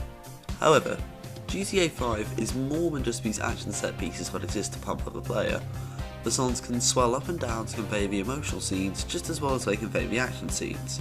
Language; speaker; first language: English; native; English